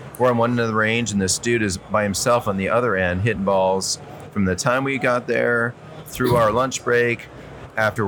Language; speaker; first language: English; native; English